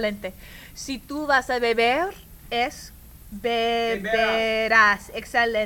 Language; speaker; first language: Spanish; non-native, fluent; English